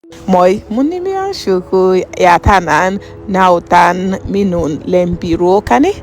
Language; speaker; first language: Finnish; non-native, learner; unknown